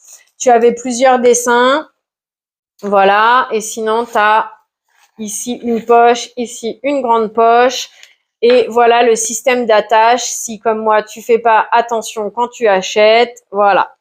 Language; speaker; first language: French; native; French